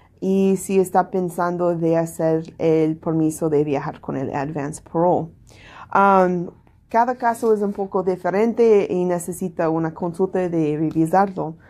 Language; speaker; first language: Spanish; non-native, learner; English